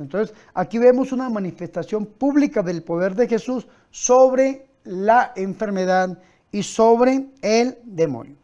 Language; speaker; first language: Spanish; native; Spanish